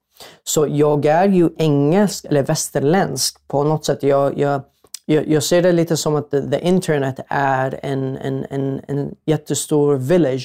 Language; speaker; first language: Swedish; non-native, fluent; Arabic